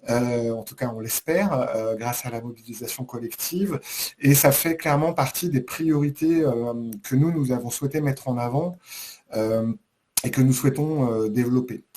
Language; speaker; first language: French; native; French